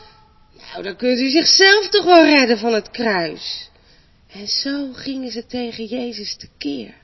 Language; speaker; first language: Dutch; native; Dutch